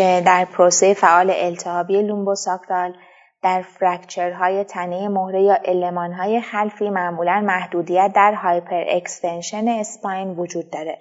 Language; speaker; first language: Persian; native; Persian